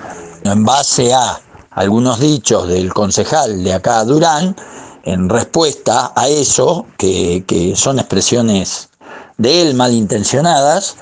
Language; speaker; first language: Spanish; native; Spanish